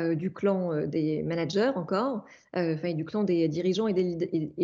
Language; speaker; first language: French; native; French